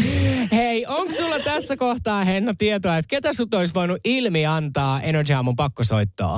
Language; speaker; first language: Finnish; native; Finnish